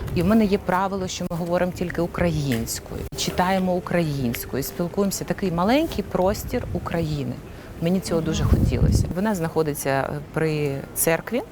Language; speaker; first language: Ukrainian; non-native, local second language; Russian